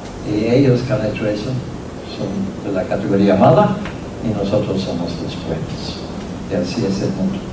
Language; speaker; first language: Spanish; non-native, fluent; Norwegian